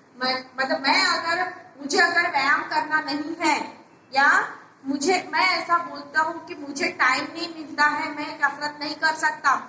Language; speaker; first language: Hindi; non-native, local second language; Marathi